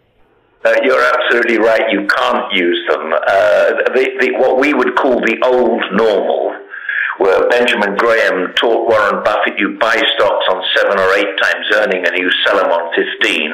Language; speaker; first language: English; native; English